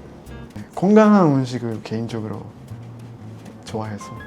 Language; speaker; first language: Korean; non-native, fluent; Japanese